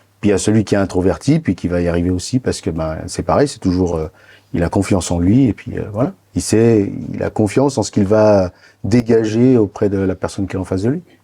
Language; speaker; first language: French; native; French